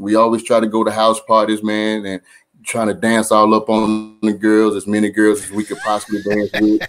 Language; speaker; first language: English; native; English